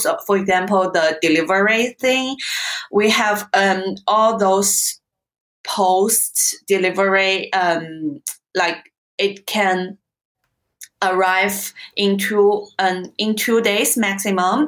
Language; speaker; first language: English; non-native, fluent; Chinese